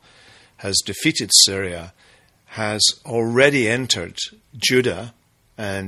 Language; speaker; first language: English; native; English